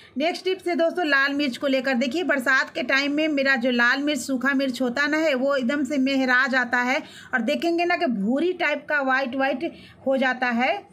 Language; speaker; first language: Hindi; native; Hindi